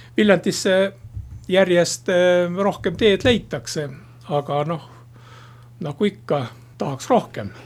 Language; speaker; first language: Estonian; native; Estonian